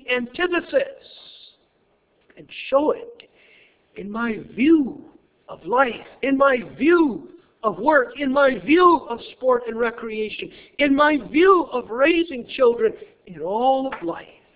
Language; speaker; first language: English; native; English